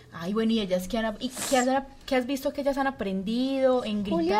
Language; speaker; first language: Spanish; native; Spanish